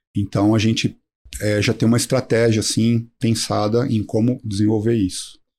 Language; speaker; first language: Portuguese; native; Portuguese